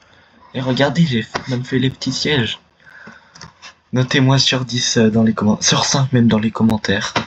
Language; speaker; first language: French; native; French